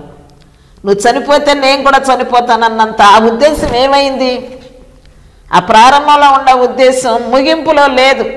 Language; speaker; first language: Telugu; native; Telugu